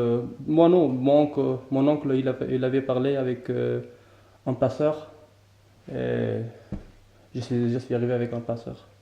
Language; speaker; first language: French; non-native, learner; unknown